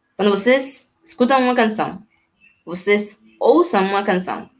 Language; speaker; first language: Portuguese; non-native, learner; Spanish